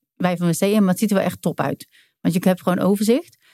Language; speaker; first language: Dutch; native; Dutch